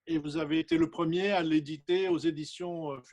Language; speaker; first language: French; native; French